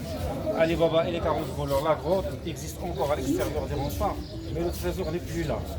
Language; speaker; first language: French; non-native, local second language; Arabic